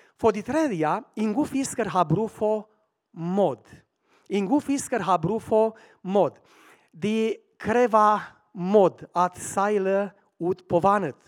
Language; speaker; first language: Swedish; non-native, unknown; Romanian